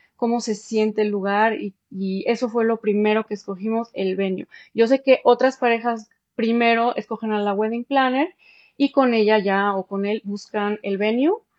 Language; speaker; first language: Spanish; early bilingual, heritage; Spanish